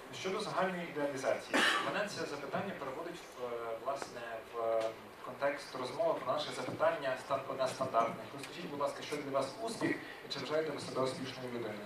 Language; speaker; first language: Ukrainian; native; Ukrainian